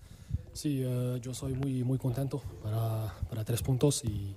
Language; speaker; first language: Spanish; non-native, learner; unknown